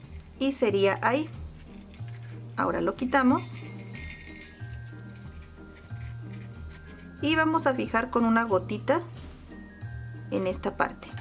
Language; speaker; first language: Spanish; native; Spanish